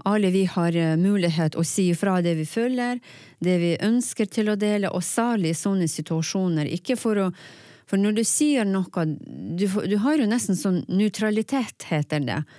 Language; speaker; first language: Norwegian; non-native, fluent; Ukrainian